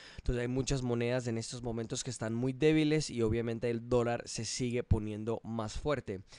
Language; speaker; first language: Spanish; early bilingual, heritage; English